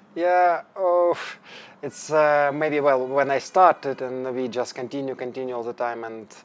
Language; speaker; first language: English; non-native, fluent; Ukrainian